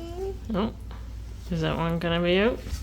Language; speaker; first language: English; native; English